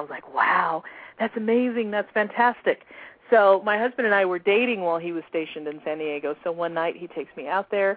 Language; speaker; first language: English; native; English